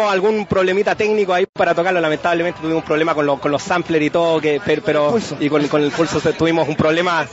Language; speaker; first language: Spanish; native; Spanish